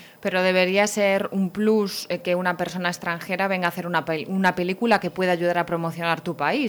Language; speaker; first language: Spanish; native; Spanish